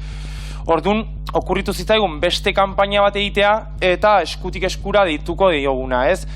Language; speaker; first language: Basque; native; Basque